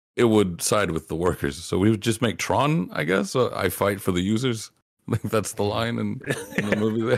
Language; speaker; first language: English; native; English